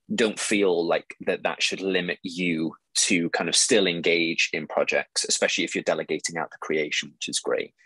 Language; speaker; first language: English; native; English